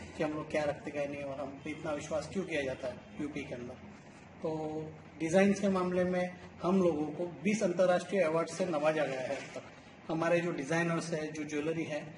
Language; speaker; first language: Hindi; native; Hindi